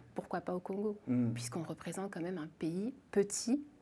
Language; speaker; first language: French; native; French